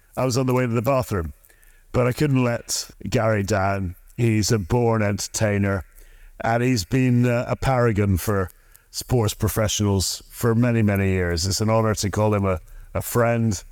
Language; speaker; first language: English; native; English